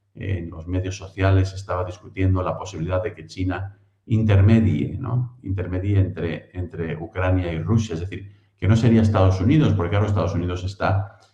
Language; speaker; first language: Spanish; native; Spanish